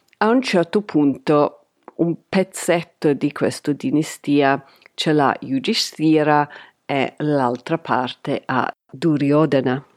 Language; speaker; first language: Italian; non-native, fluent; English